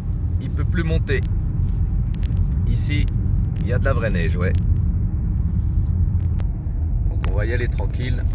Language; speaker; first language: French; native; French